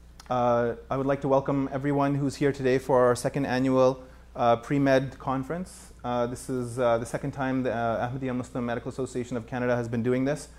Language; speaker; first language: English; native; English